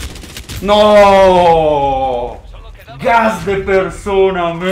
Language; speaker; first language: Spanish; native; Spanish